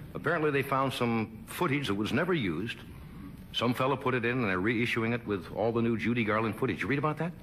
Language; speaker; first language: English; native; English